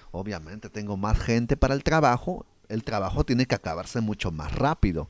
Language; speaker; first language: Spanish; native; Spanish